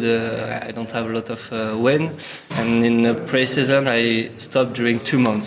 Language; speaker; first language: English; non-native, learner; French